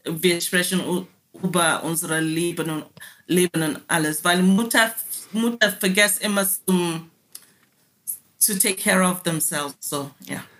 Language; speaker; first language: German; non-native, learner; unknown